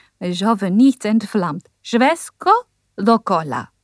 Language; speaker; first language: German; non-native, learner; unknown